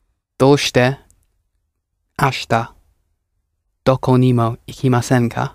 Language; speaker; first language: Japanese; non-native, learner; English